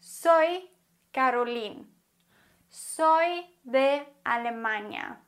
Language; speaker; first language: Spanish; non-native, fluent; German